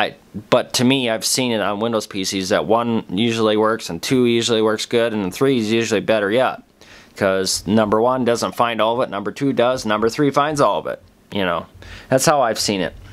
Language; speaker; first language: English; native; English